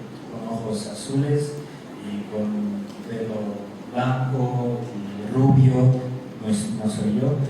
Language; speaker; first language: Spanish; non-native, fluent; Russian